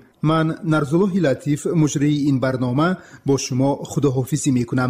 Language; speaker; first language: Persian; native; Persian